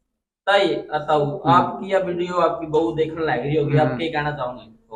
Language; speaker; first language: Hindi; native; Hindi